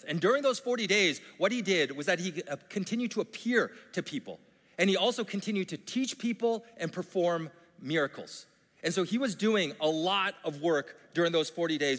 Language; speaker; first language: English; native; English